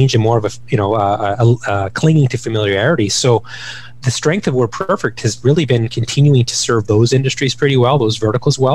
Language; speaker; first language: English; native; English